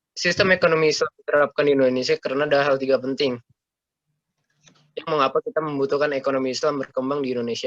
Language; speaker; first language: Indonesian; native; Indonesian